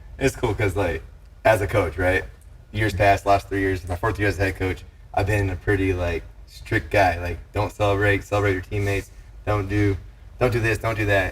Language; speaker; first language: English; native; English